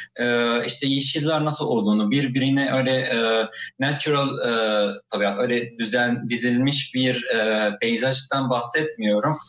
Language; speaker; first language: Turkish; non-native, fluent; Arabic